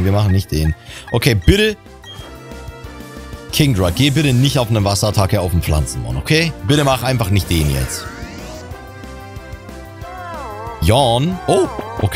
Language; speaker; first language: German; native; German